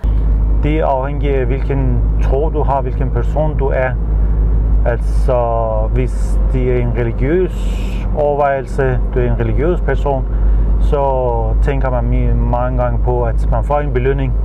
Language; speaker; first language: Danish; non-native, fluent; Persian